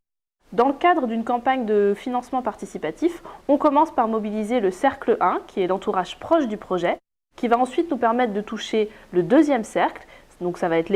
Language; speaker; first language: French; native; French